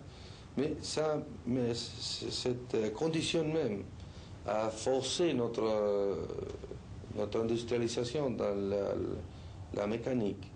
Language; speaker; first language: French; non-native, fluent; Spanish